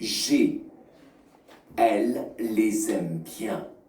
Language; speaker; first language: French; non-native, learner; Russian